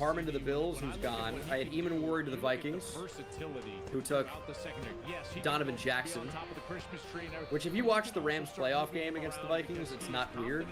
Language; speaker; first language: English; native; English